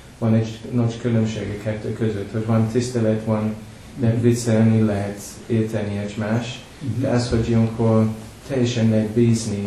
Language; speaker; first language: Hungarian; non-native, learner; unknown